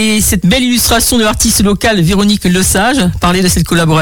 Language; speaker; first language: French; native; French